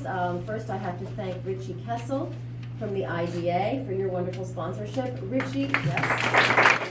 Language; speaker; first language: English; native; English